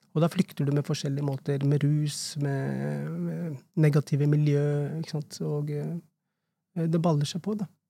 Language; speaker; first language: Norwegian; early bilingual, other home language; Urdu